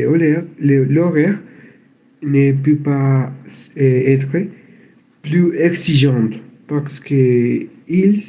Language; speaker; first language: French; non-native, learner; Spanish